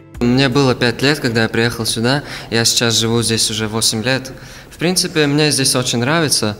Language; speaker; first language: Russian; early bilingual, other home language; Hebrew